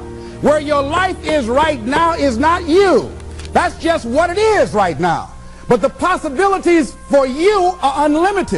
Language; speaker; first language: English; native; English